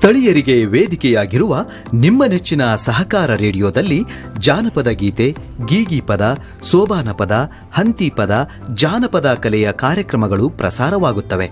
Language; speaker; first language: Kannada; native; Kannada